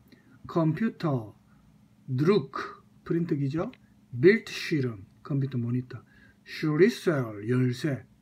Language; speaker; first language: German; non-native, fluent; Korean